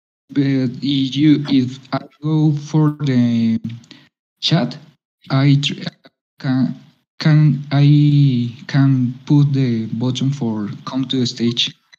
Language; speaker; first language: English; non-native, learner; Spanish